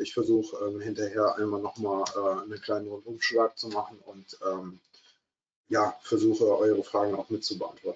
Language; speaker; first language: German; native; German